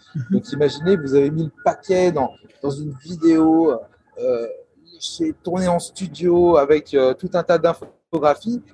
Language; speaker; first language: French; native; French